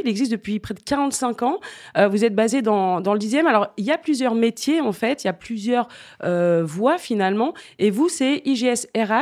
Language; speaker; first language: French; native; French